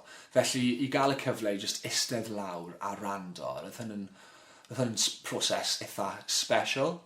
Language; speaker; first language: Welsh; non-native, local second language; English